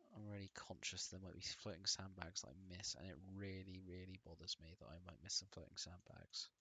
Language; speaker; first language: English; native; English